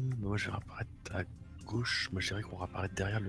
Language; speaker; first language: French; native; French